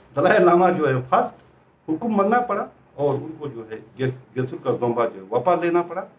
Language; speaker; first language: Hindi; native; Hindi